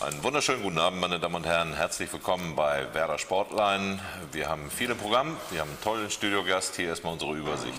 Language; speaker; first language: German; native; German